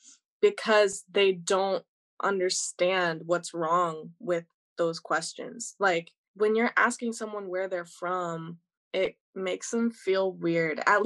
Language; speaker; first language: English; native; English